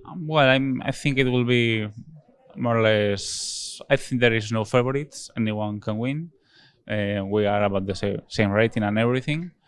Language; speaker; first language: English; non-native, fluent; Spanish